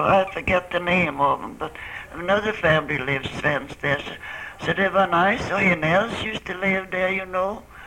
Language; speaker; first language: English; non-native, fluent; Swedish